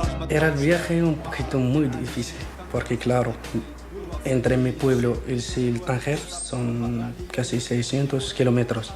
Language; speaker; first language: Spanish; non-native, fluent; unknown